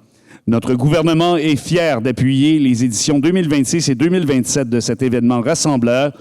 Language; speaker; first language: French; native; French